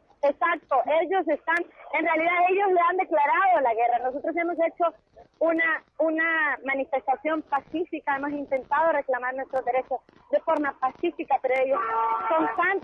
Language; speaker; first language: Spanish; native; Spanish